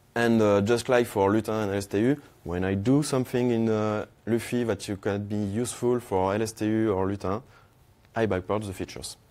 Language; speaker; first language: English; non-native, fluent; French